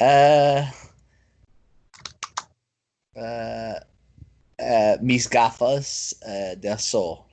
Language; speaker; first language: Spanish; non-native, learner; English